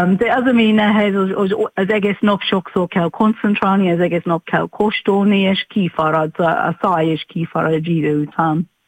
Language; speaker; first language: Hungarian; non-native, learner; English